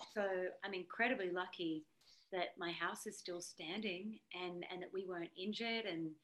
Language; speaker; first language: English; native; English